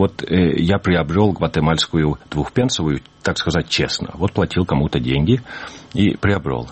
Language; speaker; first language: Russian; native; Russian